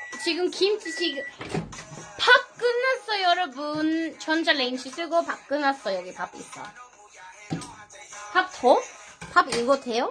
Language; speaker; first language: Korean; non-native, learner; Swedish